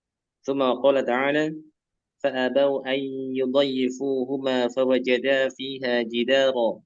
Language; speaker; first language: Arabic; non-native, learner; Indonesian